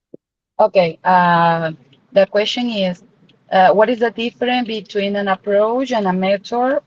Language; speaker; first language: English; non-native, learner; Spanish